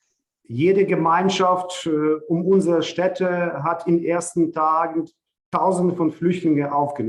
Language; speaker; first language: German; non-native, fluent; Ukrainian